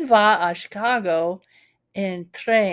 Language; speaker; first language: Spanish; non-native, fluent; English